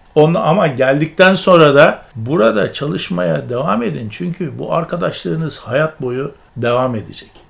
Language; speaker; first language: Turkish; native; Turkish